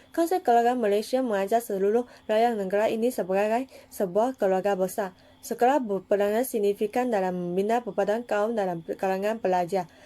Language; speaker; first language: Malay; non-native, local second language; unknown